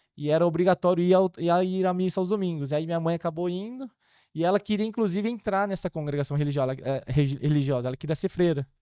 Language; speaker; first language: Portuguese; early bilingual, other home language; Korean